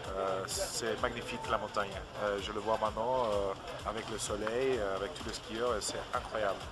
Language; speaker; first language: French; non-native, learner; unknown